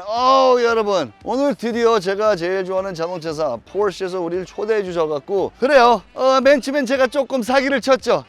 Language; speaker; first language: Korean; early bilingual, heritage; Korean